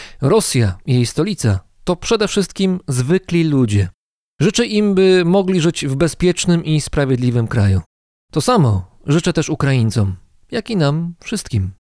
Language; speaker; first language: Polish; native; Polish